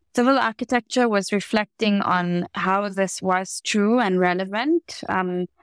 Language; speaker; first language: English; native; English